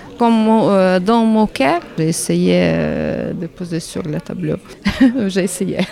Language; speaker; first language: French; non-native, learner; Ukrainian